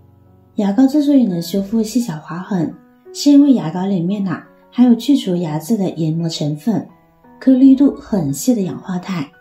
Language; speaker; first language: Chinese; native; Chinese